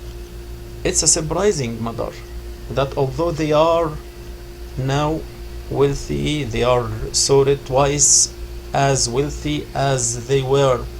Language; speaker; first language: English; non-native, fluent; Arabic